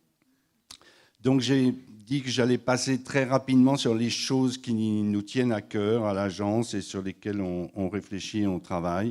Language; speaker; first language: French; native; French